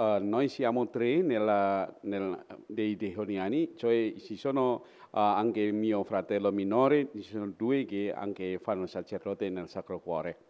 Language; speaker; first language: Italian; non-native, fluent; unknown